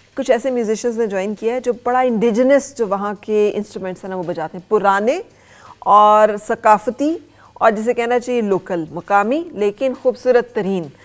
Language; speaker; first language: Urdu; native; Urdu